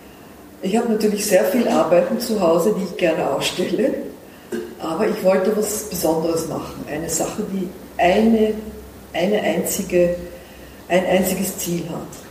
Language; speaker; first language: German; non-native, fluent; Dutch